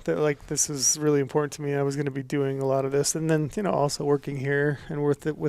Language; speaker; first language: English; native; English